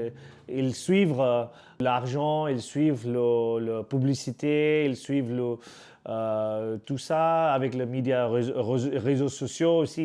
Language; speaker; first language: French; non-native, learner; Urdu